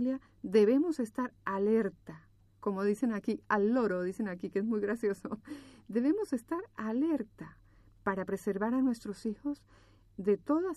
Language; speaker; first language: Spanish; native; Spanish